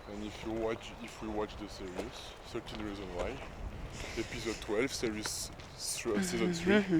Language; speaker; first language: English; non-native, learner; French